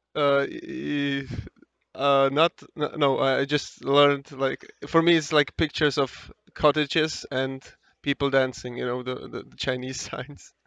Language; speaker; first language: English; non-native, fluent; Czech